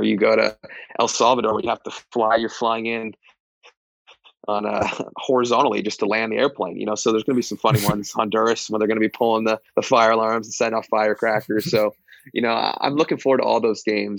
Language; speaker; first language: English; native; English